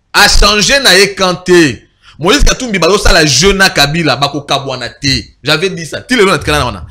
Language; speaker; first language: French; non-native, local second language; Lingala